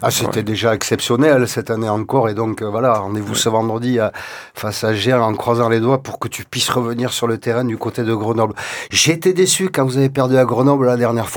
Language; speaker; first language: French; native; French